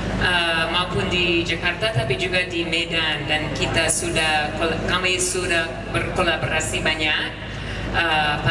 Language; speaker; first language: Indonesian; non-native, fluent; English